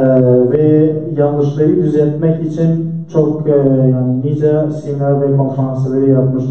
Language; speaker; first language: Turkish; non-native, fluent; Central Kurdish